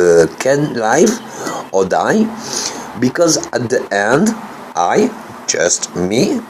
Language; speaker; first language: English; non-native, learner; French